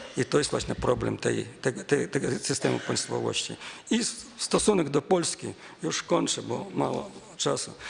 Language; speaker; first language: Polish; non-native, fluent; Russian